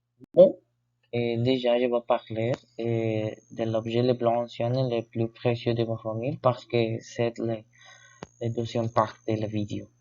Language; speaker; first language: French; non-native, learner; Spanish